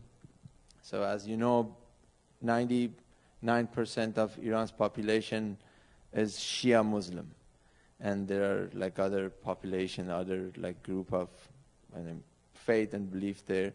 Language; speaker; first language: English; non-native, fluent; Persian